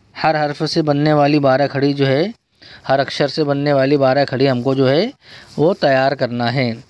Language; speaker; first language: Hindi; non-native, local second language; Urdu